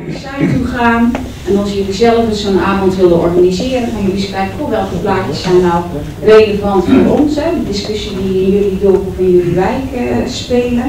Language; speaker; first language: Dutch; native; Dutch